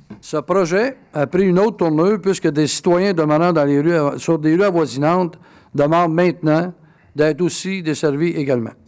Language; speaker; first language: French; native; French